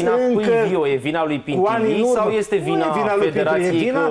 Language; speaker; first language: Romanian; native; Romanian